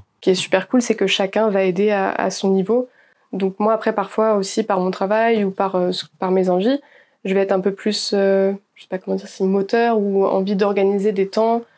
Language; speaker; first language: French; native; French